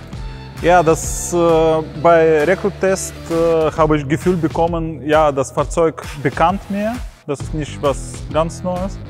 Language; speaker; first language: German; non-native, learner; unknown